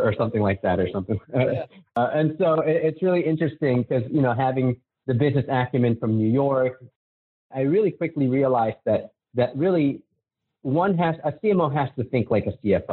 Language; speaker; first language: English; non-native, local second language; Filipino